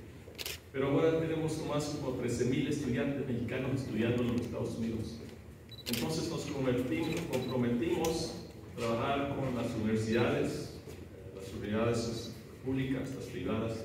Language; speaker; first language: Spanish; early bilingual, heritage; English